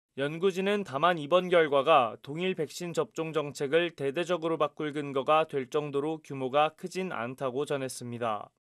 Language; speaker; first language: Korean; native; Korean